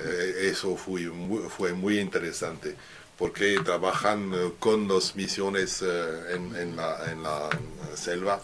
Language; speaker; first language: Spanish; non-native, learner; French